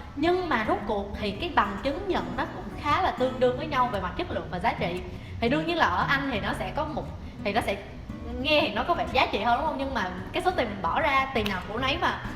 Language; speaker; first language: Vietnamese; native; Vietnamese